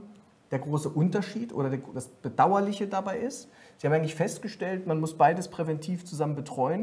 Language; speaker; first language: German; native; German